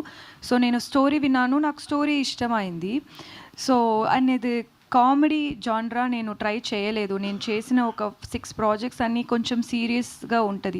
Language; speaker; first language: Telugu; non-native, learner; Tamil